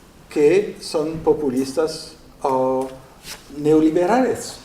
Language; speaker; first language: Spanish; non-native, learner; French